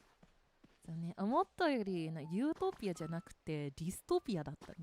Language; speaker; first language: Japanese; native; Japanese